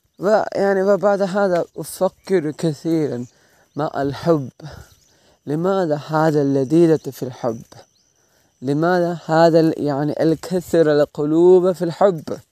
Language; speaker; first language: Arabic; non-native, learner; Malayalam